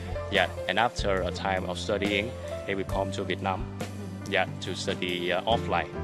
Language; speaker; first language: English; non-native, learner; Vietnamese